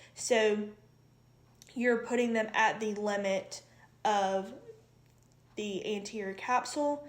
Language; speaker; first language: English; native; English